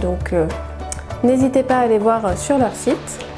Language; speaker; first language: French; native; French